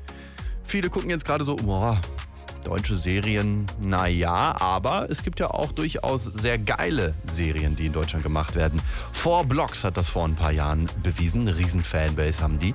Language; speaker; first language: German; native; German